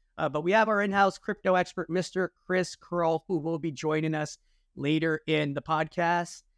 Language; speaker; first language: English; native; English